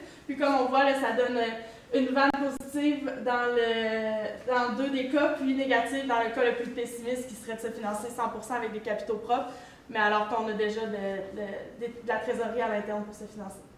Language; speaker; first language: French; native; French